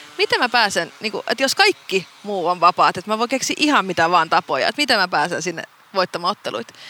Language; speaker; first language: Finnish; non-native, local second language; Swedish